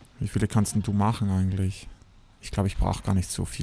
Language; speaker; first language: German; native; German